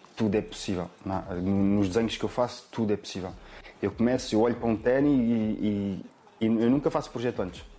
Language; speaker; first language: Portuguese; native; Portuguese